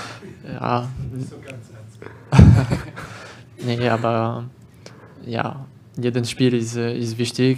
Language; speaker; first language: German; non-native, learner; French